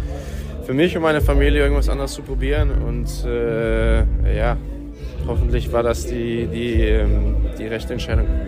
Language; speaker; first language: German; non-native, fluent; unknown